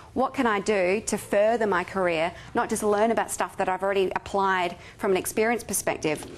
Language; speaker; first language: English; native; English